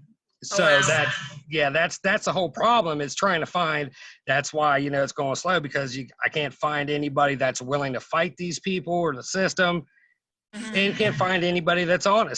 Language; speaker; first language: English; native; English